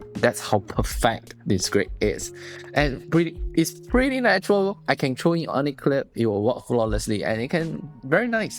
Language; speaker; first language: English; non-native, fluent; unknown